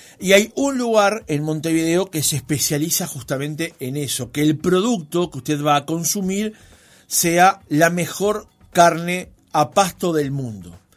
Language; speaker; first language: Spanish; native; Spanish